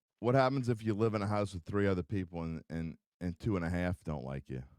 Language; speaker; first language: English; native; English